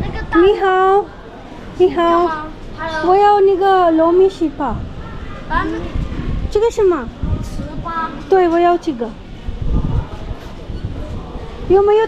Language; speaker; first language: Chinese; non-native, fluent; Hindi